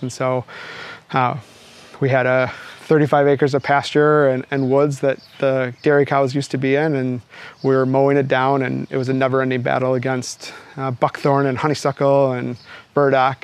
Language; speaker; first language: English; native; English